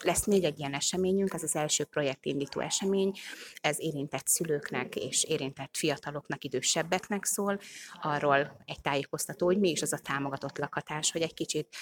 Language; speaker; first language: Hungarian; native; Hungarian